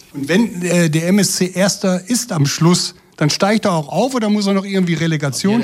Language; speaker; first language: German; native; German